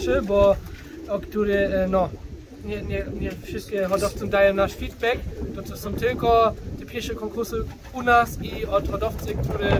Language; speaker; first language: Polish; early bilingual, heritage; German